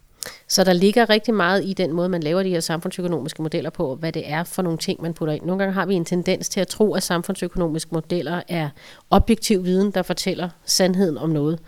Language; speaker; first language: Danish; native; Danish